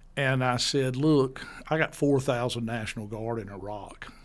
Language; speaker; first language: English; native; English